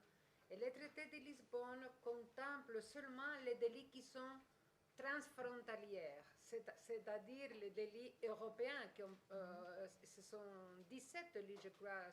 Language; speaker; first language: French; non-native, fluent; Spanish